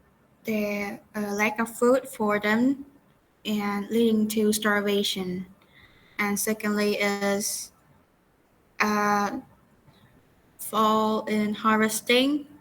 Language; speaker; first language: English; non-native, learner; Vietnamese